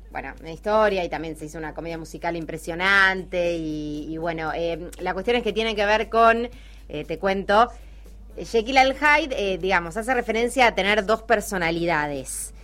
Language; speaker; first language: Spanish; native; Spanish